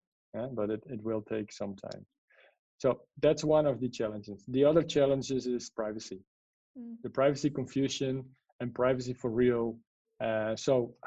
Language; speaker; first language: English; non-native, fluent; Dutch